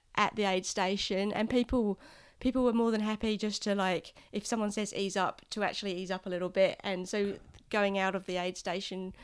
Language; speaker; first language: English; native; English